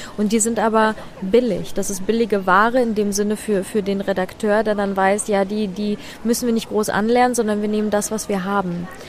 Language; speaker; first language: German; early bilingual, other home language; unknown